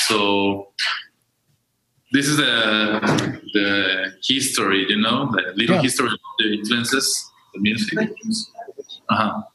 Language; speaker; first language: English; non-native, learner; Spanish